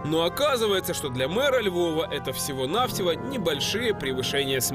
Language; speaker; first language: Russian; non-native, local second language; Ukrainian